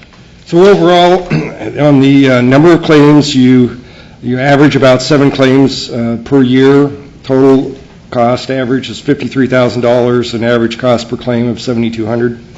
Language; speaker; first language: English; native; English